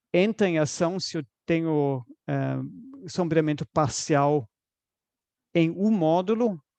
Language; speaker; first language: Portuguese; non-native, fluent; German